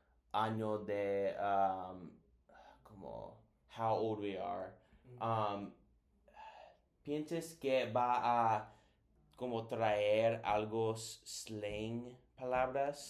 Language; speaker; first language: Spanish; non-native, learner; English